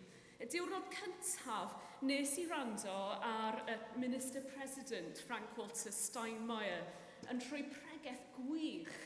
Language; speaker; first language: Welsh; non-native, fluent; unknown